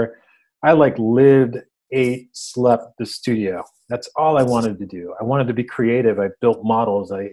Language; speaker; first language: English; early bilingual, other home language; Spanish